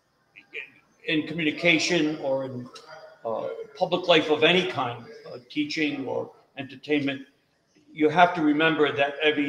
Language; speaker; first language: English; native; English